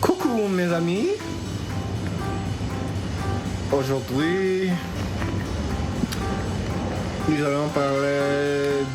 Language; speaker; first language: French; non-native, learner; English